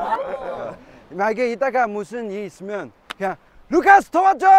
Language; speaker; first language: Korean; non-native, learner; Chinese